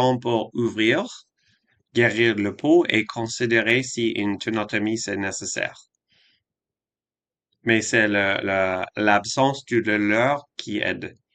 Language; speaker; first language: French; non-native, fluent; English